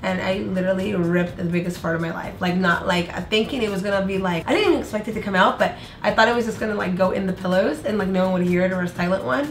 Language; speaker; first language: English; native; English